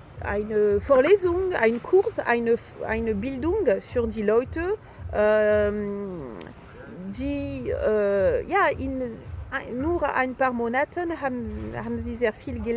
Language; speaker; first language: German; non-native, fluent; French